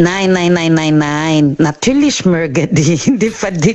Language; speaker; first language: German; non-native, learner; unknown